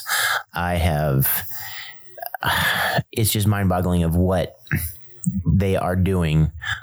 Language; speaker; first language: English; native; English